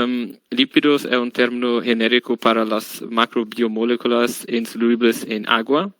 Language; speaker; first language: Spanish; non-native, learner; German